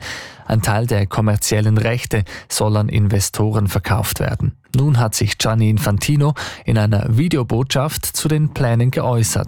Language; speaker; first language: German; native; German